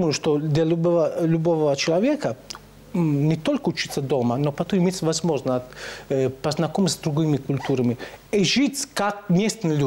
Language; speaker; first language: Russian; non-native, fluent; Italian